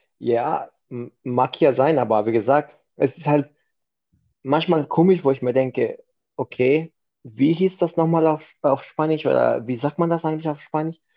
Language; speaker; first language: German; non-native, fluent; Spanish